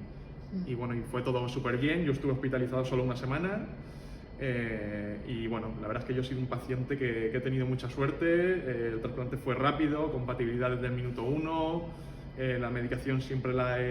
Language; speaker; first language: Spanish; native; Spanish